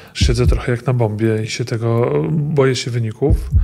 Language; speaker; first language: Polish; native; Polish